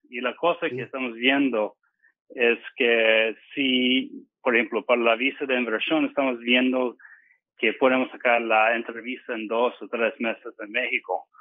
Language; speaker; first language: Spanish; non-native, fluent; English